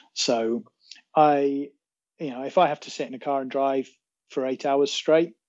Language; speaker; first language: English; native; English